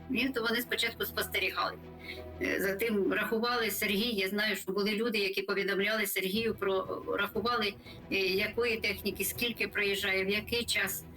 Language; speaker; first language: Ukrainian; native; Ukrainian